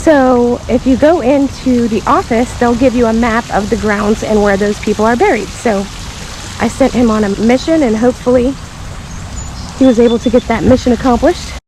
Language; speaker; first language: English; native; English